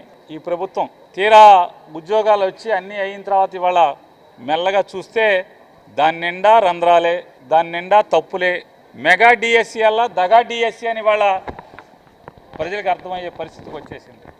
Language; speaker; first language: Telugu; native; Telugu